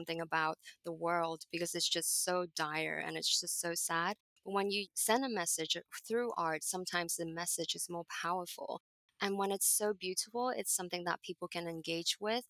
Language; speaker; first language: English; non-native, local second language; Cantonese